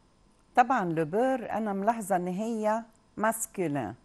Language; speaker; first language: French; non-native, local second language; Arabic